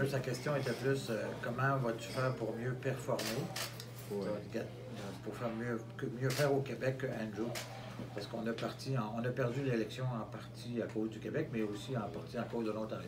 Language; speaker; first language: French; native; French